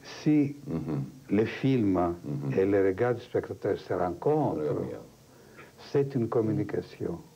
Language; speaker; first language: French; non-native, fluent; Greek